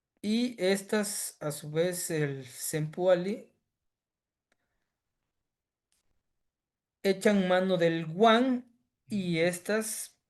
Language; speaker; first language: Spanish; native; Spanish